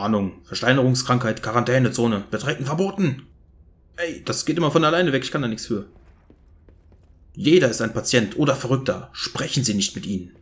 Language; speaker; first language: German; native; German